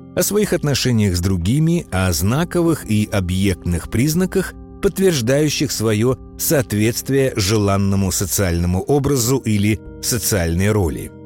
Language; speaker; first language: Russian; native; Russian